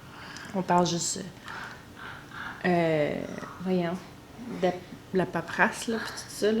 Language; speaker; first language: French; native; French